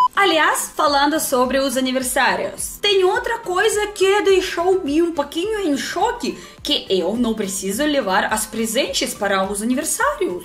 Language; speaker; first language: Portuguese; non-native, fluent; Russian